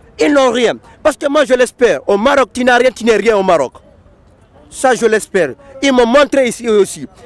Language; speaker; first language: French; non-native, local second language; Fula